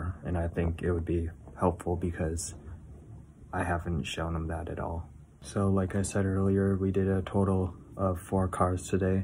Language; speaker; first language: English; native; English